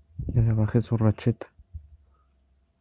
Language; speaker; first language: Spanish; native; Spanish